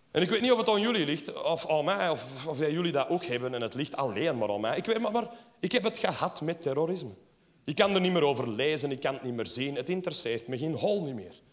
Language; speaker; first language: Dutch; native; Dutch